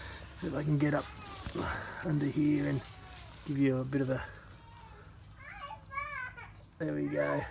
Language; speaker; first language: English; native; English